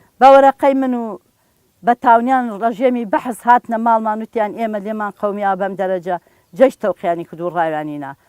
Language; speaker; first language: Central Kurdish; native; Central Kurdish